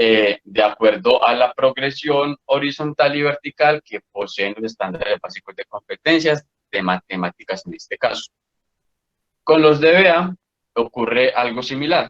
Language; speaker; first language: Spanish; native; Spanish